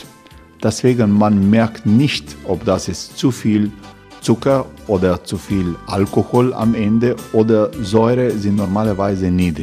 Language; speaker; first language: German; non-native, fluent; Croatian